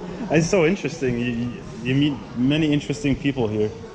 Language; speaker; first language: English; non-native, fluent; German